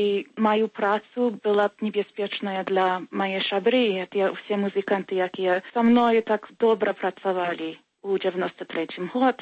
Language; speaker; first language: Belarusian; early bilingual, heritage; Belarusian